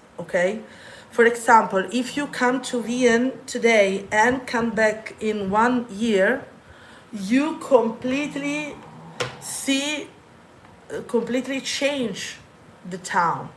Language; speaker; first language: English; non-native, fluent; Italian